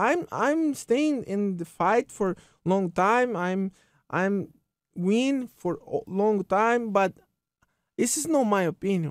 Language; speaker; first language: English; non-native, learner; Portuguese